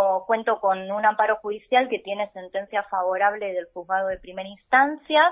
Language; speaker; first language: Spanish; native; Spanish